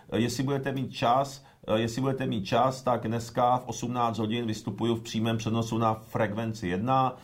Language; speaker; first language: Czech; early bilingual, other home language; Japanese